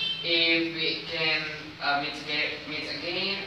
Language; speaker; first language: English; non-native, learner; Indonesian